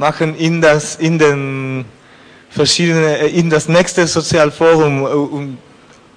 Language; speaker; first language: German; non-native, learner; French